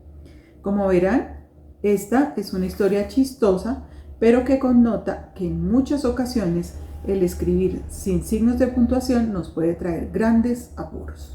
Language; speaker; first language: Spanish; native; Spanish